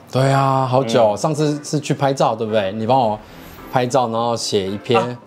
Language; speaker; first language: Chinese; native; Chinese